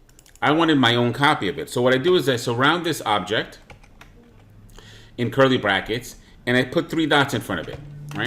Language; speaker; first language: English; native; English